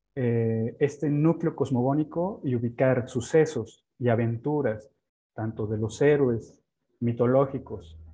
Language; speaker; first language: Spanish; native; Spanish